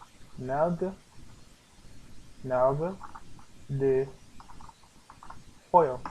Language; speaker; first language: Spanish; non-native, learner; English